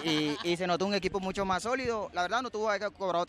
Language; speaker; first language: Spanish; native; Spanish